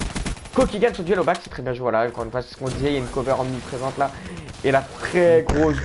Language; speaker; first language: French; native; French